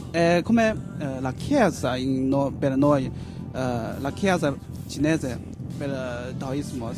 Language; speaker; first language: Italian; non-native, learner; Chinese